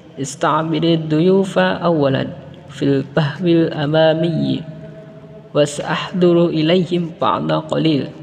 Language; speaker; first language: Arabic; non-native, learner; Indonesian